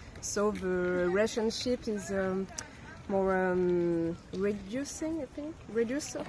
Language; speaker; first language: English; non-native, learner; French